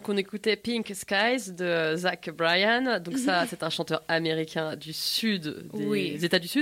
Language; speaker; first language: French; native; French